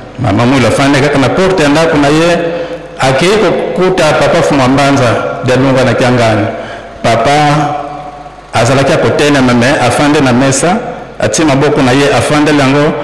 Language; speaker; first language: Lingala; non-native, local second language; Kongo